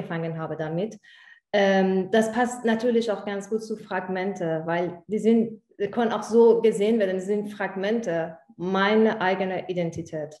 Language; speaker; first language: German; non-native, fluent; Persian